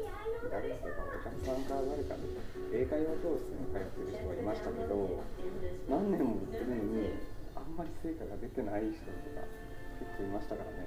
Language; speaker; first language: Japanese; native; Japanese